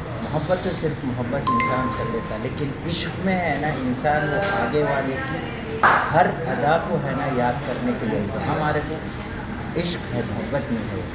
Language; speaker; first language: Urdu; non-native, fluent; Arabic